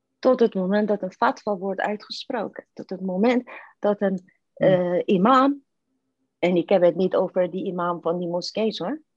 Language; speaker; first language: Dutch; non-native, fluent; Persian